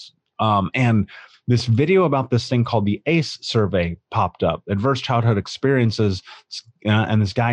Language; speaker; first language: English; native; English